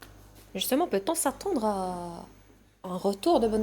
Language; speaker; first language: French; native; French